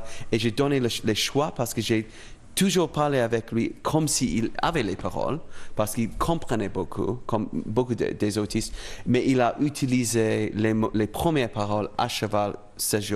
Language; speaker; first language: French; non-native, fluent; English